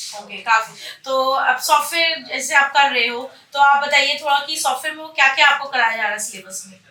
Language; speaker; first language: Hindi; native; Hindi